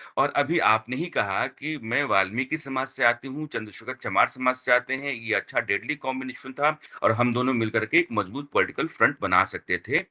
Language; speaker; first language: Hindi; native; Hindi